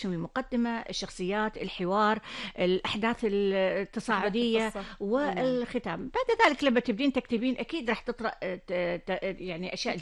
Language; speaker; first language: Arabic; native; Arabic